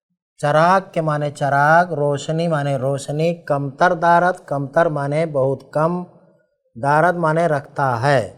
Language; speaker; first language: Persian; non-native, fluent; Urdu